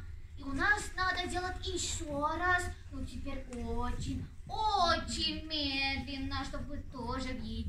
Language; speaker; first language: Russian; non-native, learner; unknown